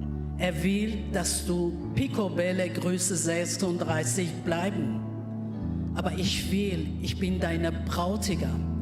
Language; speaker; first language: German; non-native, learner; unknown